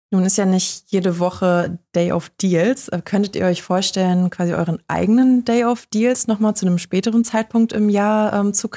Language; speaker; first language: German; native; German